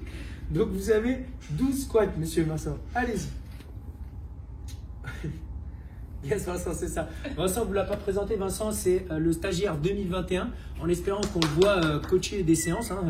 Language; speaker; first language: French; native; French